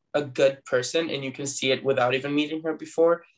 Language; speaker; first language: English; non-native, fluent; Hebrew